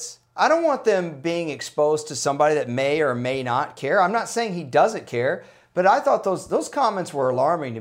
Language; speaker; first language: English; native; English